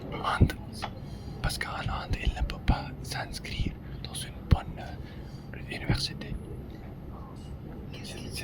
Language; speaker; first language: French; non-native, learner; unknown